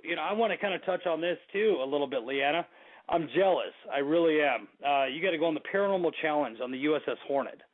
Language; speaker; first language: English; native; English